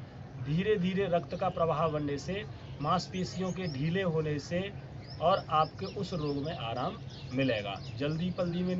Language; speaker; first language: Hindi; native; Hindi